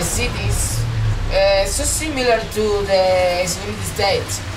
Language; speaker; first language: English; non-native, learner; Spanish